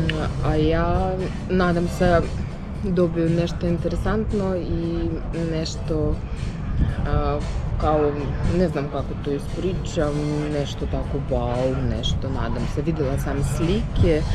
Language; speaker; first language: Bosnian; non-native, learner; Ukrainian